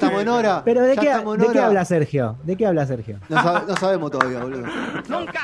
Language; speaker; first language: Spanish; native; Spanish